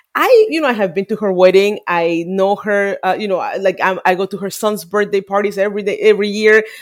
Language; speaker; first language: English; non-native, fluent; Spanish